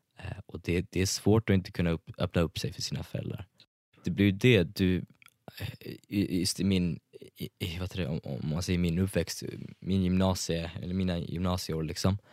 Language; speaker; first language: Swedish; early bilingual, other home language; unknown